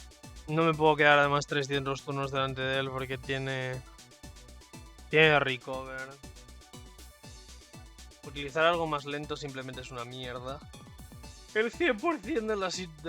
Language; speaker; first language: Spanish; native; Spanish